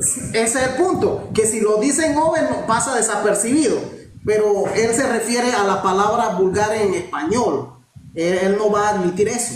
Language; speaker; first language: Spanish; non-native, local second language; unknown